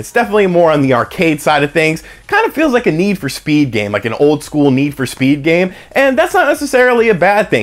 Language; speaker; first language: English; native; English